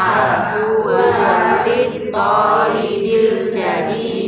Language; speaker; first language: Arabic; non-native, learner; Indonesian